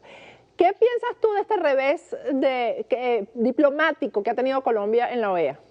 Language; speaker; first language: Spanish; native; Spanish